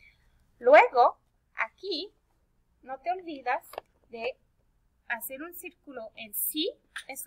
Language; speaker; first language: Spanish; early bilingual, heritage; Spanish